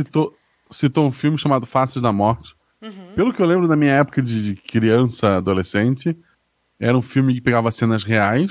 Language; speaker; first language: Portuguese; native; Portuguese